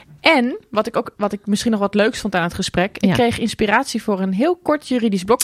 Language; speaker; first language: Dutch; native; Dutch